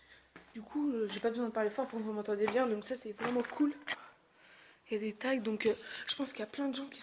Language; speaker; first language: French; native; French